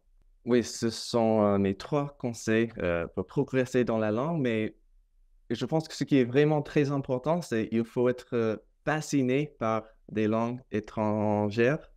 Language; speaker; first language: French; non-native, fluent; English